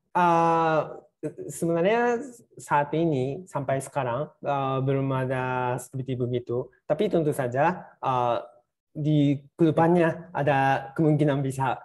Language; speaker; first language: Indonesian; non-native, fluent; Japanese